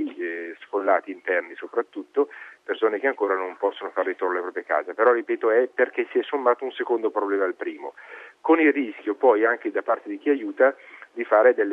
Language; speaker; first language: Italian; native; Italian